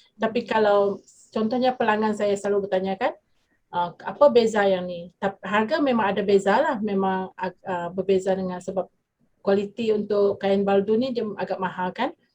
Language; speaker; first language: Malay; non-native, local second language; Iban